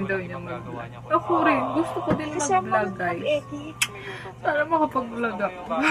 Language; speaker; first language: Filipino; native; Filipino